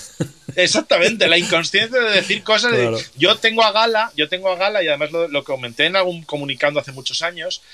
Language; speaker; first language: Spanish; native; Spanish